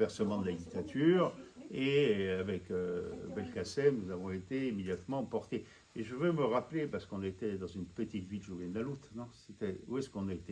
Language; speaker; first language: French; native; French